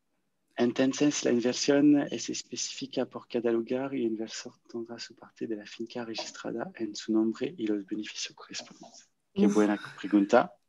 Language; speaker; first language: Spanish; non-native, learner; French